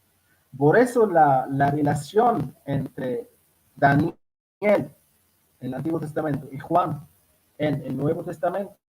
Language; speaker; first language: Spanish; non-native, fluent; Arabic